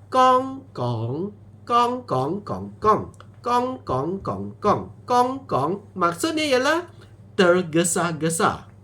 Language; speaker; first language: Malay; non-native, local second language; Min Nan Chinese